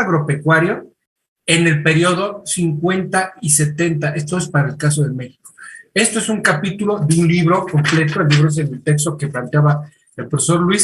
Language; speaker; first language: Spanish; native; Spanish